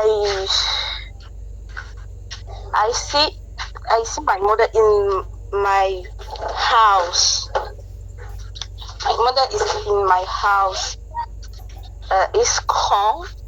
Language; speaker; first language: English; non-native, learner; French